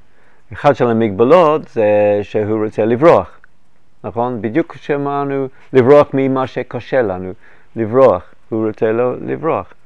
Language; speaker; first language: Hebrew; non-native, fluent; English